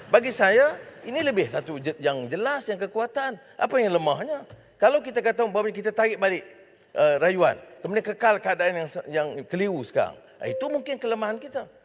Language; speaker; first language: Malay; native; Malay